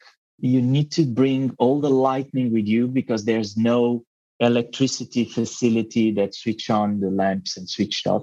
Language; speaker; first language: English; non-native, fluent; Portuguese